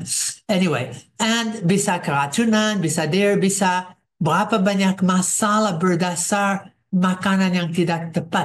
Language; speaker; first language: Indonesian; non-native, fluent; English